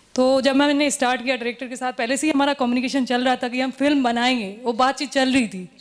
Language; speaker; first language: Hindi; native; Hindi